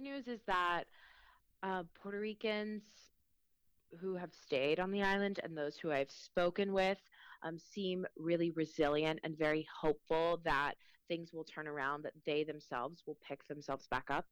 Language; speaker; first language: English; early bilingual, other home language; Spanish